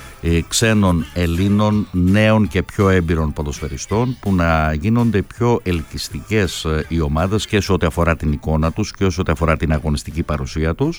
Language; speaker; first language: Greek; native; Greek